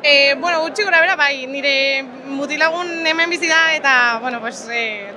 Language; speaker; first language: Basque; non-native, learner; Spanish